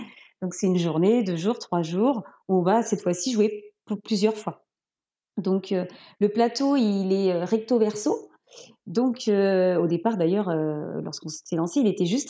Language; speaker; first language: French; native; French